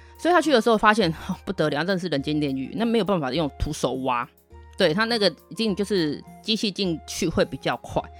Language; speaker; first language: Chinese; native; Chinese